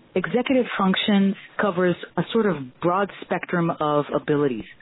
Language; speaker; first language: English; non-native, fluent; Portuguese